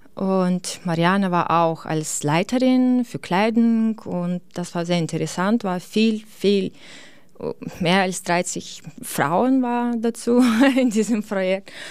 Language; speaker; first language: German; non-native, learner; Ukrainian